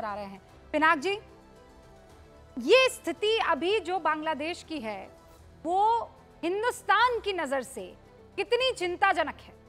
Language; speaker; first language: Hindi; native; Hindi